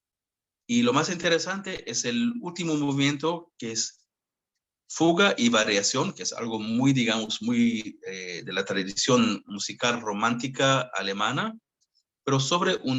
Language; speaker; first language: Spanish; non-native, fluent; Hebrew